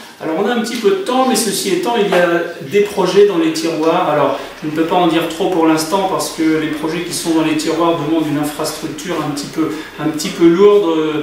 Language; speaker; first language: French; native; French